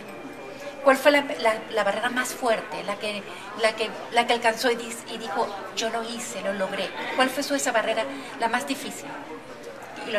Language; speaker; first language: Spanish; native; Spanish